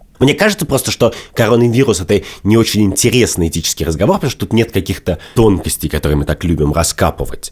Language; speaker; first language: Russian; native; Russian